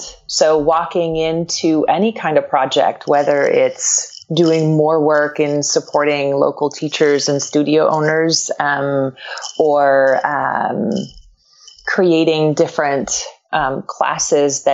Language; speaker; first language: English; non-native, fluent; French